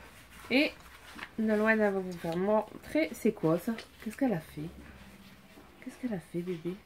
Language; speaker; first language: French; native; French